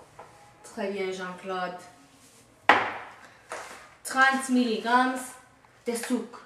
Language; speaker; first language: French; non-native, learner; English